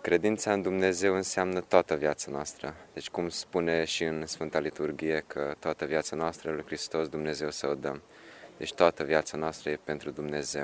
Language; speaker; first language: Romanian; early bilingual, heritage; Romanian